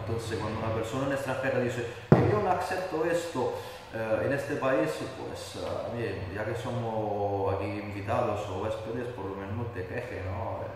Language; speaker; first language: Spanish; non-native, fluent; Italian